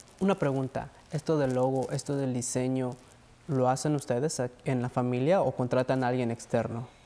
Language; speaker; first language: Spanish; native; Spanish